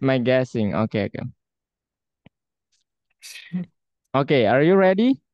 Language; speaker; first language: English; non-native, fluent; Indonesian